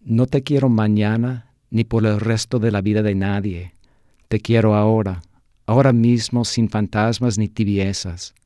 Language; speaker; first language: Spanish; non-native, fluent; English